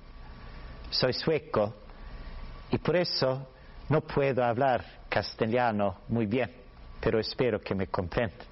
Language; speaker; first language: Spanish; non-native, learner; Swedish